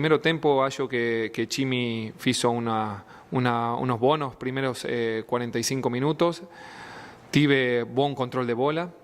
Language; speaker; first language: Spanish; non-native, fluent; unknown